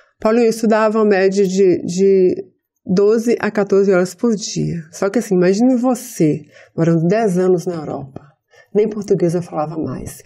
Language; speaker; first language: Portuguese; native; Portuguese